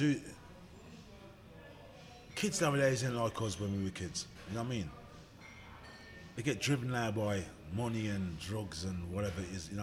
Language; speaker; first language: English; native; English